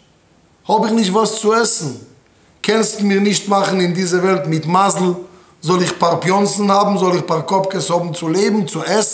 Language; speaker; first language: German; non-native, fluent; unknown